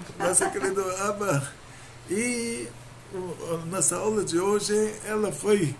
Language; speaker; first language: Portuguese; native; Portuguese